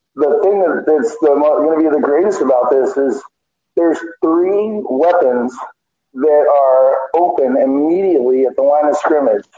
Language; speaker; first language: English; native; English